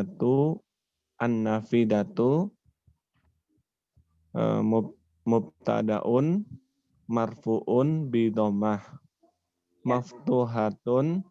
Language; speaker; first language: Arabic; non-native, learner; Indonesian